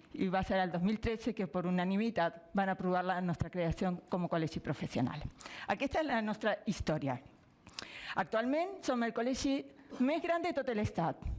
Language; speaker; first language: Catalan; non-native, fluent; Spanish